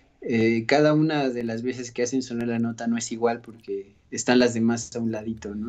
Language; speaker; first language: Spanish; native; Spanish